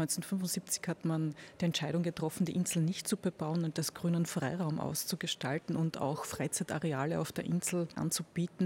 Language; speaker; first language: German; native; German